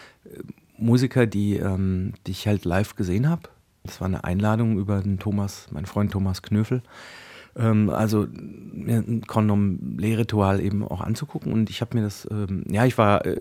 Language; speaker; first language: German; native; German